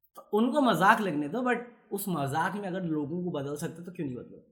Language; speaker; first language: Hindi; native; Hindi